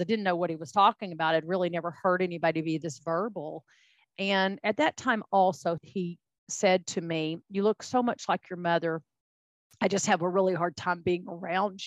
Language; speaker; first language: English; native; English